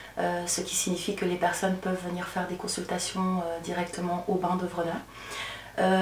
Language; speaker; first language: French; native; French